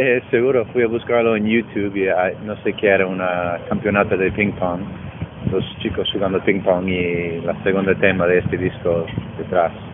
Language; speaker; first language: Spanish; non-native, fluent; English